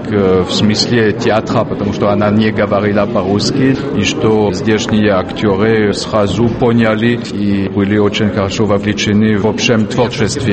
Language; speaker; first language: Russian; non-native, fluent; French